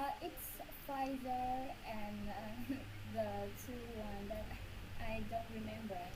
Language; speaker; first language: English; non-native, learner; Vietnamese